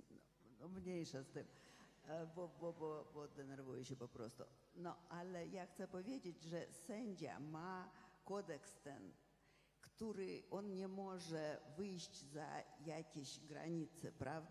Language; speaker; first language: Polish; non-native, fluent; Russian